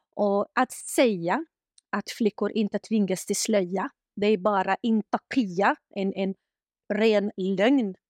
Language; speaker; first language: Swedish; non-native, fluent; Arabic